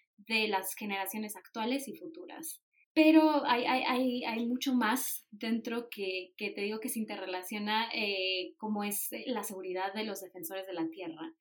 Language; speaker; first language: Spanish; native; Spanish